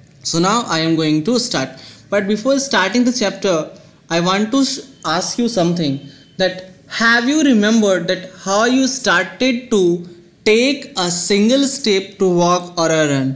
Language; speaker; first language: English; non-native, local second language; Hindi